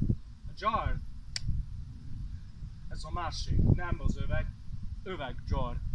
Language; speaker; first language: Hungarian; non-native, learner; Welsh